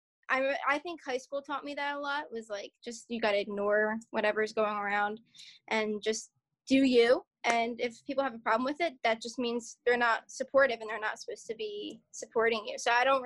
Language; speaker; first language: English; native; English